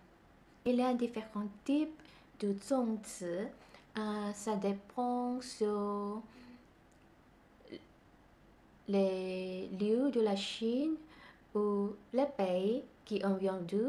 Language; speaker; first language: French; non-native, learner; Malay